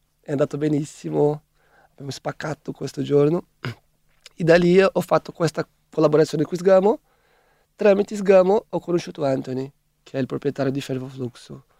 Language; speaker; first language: Italian; non-native, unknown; Portuguese